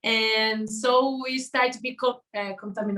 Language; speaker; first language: English; non-native, learner; Portuguese